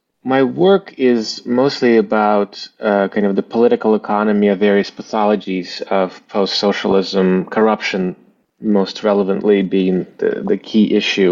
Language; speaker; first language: English; non-native, fluent; Russian